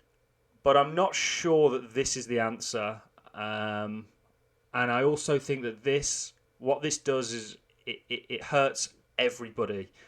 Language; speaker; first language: English; native; English